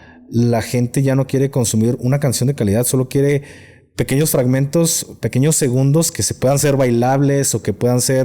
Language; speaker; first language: Spanish; native; Spanish